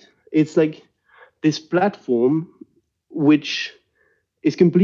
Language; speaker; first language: English; non-native, fluent; French